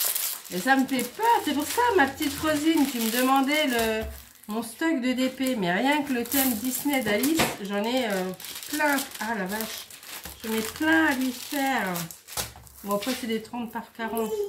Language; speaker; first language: French; native; French